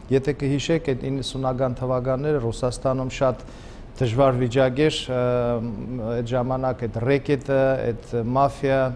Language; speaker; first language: Armenian; native; Armenian